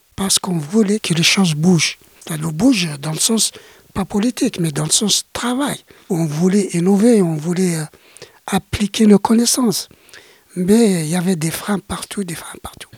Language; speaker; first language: French; non-native, local second language; Kabyle